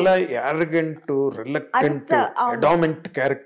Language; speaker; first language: Telugu; native; Telugu